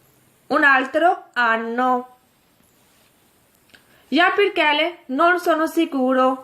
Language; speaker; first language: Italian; non-native, fluent; Urdu